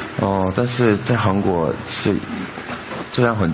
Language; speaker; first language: Chinese; non-native, fluent; Korean